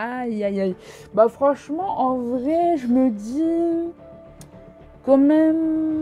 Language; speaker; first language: French; native; French